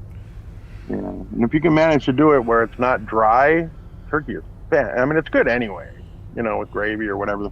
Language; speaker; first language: English; native; English